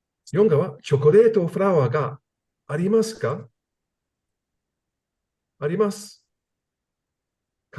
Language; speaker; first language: Japanese; non-native, learner; English